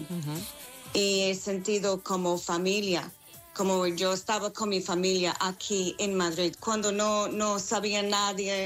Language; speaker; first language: Spanish; non-native, fluent; English